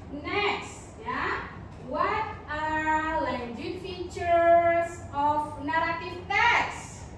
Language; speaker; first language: English; non-native, learner; Indonesian